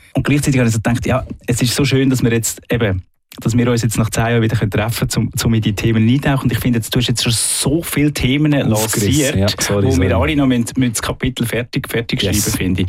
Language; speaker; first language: German; native; German